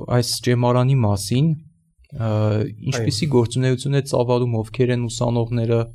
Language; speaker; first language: Armenian; native; Armenian